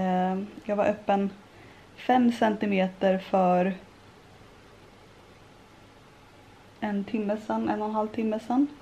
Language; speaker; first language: Swedish; native; Swedish